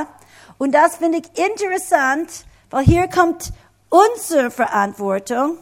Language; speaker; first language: German; non-native, fluent; English